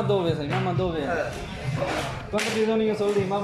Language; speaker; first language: Italian; non-native, learner; Urdu